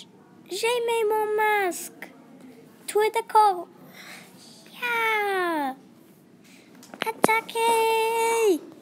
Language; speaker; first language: French; non-native, learner; English